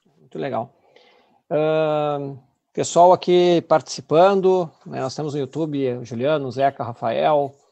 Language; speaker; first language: Portuguese; native; Portuguese